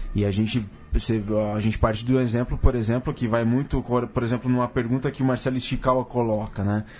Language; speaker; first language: Portuguese; native; Portuguese